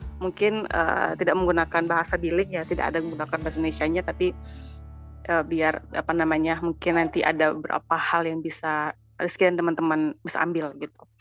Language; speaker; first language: Indonesian; native; Indonesian